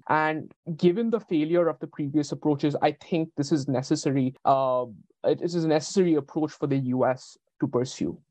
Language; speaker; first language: English; non-native, local second language; Bangla